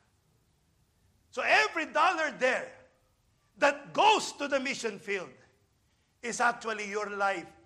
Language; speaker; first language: English; non-native, local second language; Filipino